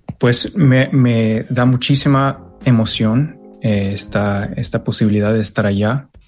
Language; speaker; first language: Spanish; early bilingual, other home language; English